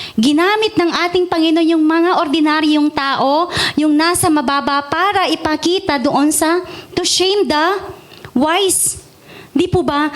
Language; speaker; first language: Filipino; non-native, local second language; Iloko